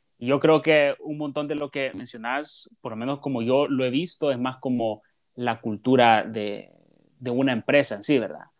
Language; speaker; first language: Spanish; native; Spanish